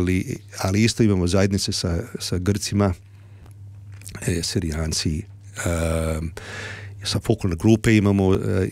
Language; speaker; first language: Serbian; early bilingual, heritage; Serbian